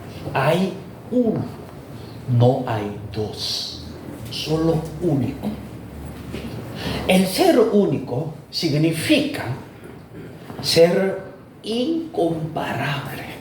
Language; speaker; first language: Spanish; non-native, fluent; Korean